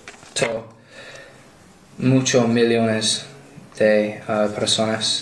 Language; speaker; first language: Spanish; non-native, learner; English